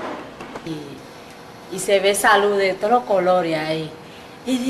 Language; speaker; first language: Spanish; native; Spanish